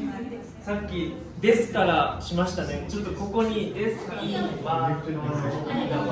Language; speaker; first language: Japanese; non-native, learner; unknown